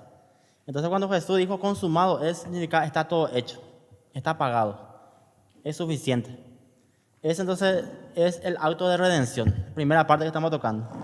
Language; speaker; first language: Spanish; native; Spanish